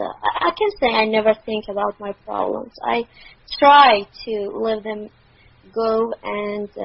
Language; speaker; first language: English; non-native, learner; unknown